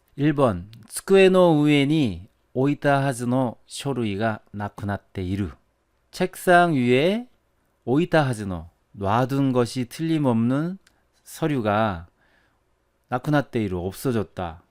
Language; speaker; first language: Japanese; non-native, fluent; Korean